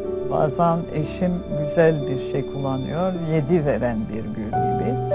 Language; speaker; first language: Turkish; non-native, fluent; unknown